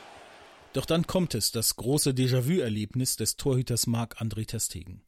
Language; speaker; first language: German; native; German